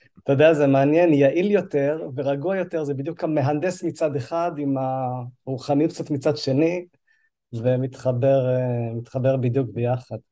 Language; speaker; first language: Hebrew; native; Hebrew